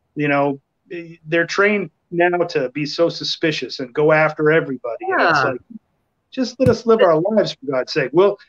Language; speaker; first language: English; native; English